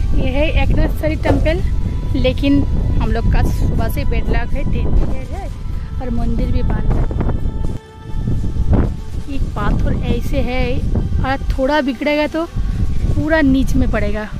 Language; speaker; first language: Hindi; non-native, local second language; Bangla